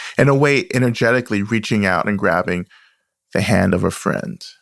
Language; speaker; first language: English; native; English